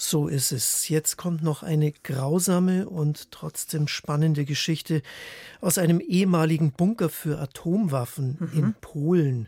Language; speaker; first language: German; native; German